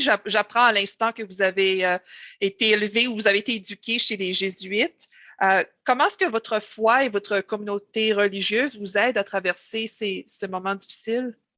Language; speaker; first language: French; native; French